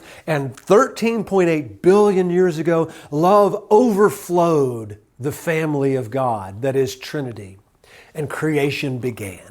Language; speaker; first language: English; native; English